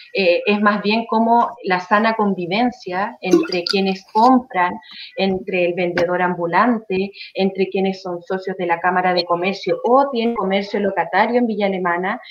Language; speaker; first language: Spanish; native; Spanish